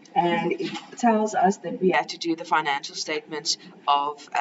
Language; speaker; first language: English; non-native, local second language; Afrikaans